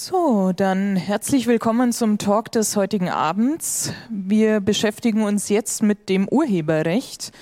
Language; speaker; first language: German; native; German